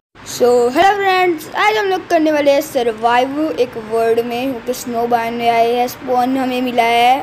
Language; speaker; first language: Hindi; non-native, local second language; Gujarati